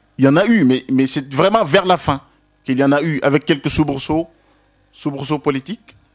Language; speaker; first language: French; non-native, local second language; Wolof